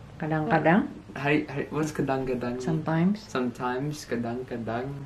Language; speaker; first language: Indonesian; early bilingual, heritage; English